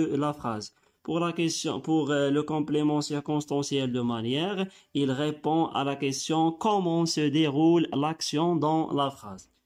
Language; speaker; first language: French; non-native, local second language; Arabic